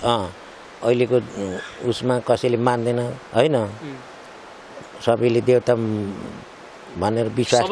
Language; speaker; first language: Nepali; native; Nepali